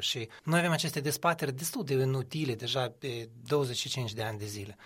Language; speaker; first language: Romanian; non-native, fluent; Russian